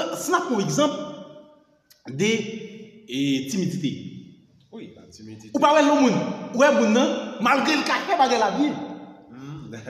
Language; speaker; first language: French; non-native, local second language; Haitian Creole